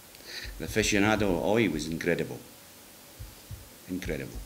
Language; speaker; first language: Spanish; non-native, learner; English